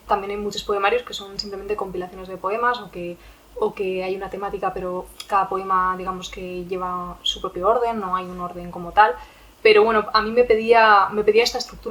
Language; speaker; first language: Spanish; native; Spanish